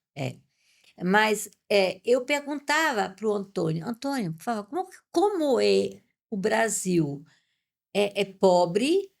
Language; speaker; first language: Portuguese; non-native, fluent; French